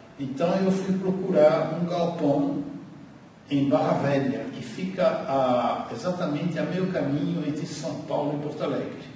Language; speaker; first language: Portuguese; early bilingual, other home language; French